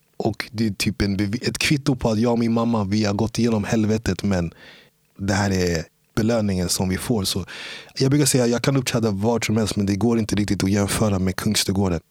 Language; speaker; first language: Swedish; early bilingual, other home language; English